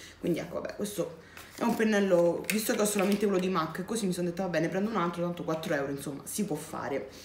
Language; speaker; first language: Italian; native; Italian